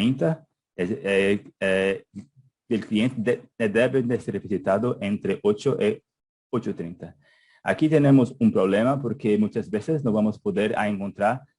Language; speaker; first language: Spanish; non-native, fluent; Portuguese